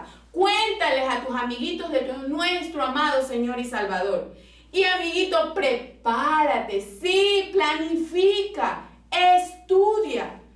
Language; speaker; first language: Spanish; native; Spanish